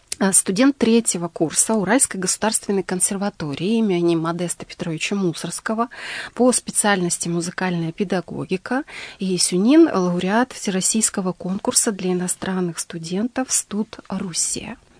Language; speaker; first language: Russian; native; Russian